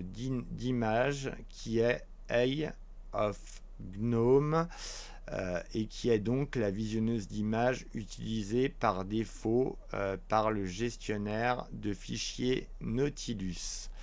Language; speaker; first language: French; native; French